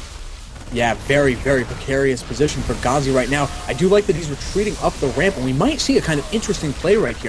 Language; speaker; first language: English; native; English